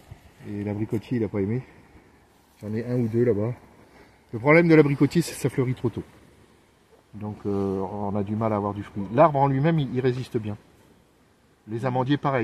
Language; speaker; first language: French; native; French